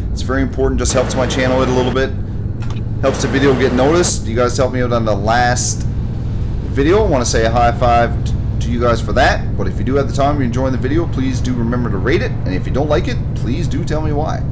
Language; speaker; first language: English; native; English